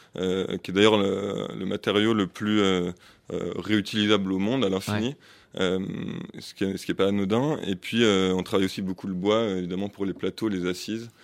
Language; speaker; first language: French; native; French